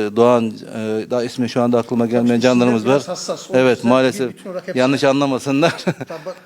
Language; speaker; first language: Turkish; native; Turkish